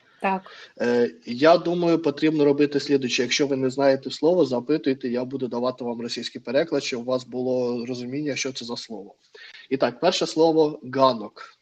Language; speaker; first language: Ukrainian; non-native, learner; Russian